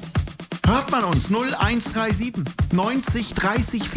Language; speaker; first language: German; native; German